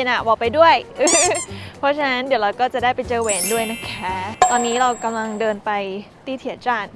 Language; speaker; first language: Thai; native; Thai